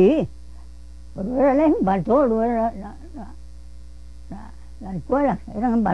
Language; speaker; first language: Spanish; native; Spanish